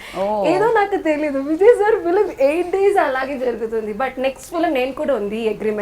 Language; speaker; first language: Telugu; non-native, learner; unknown